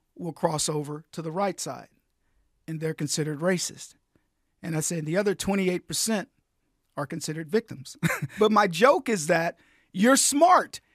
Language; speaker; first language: English; native; English